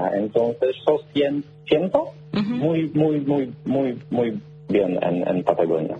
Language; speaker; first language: Spanish; non-native, learner; Polish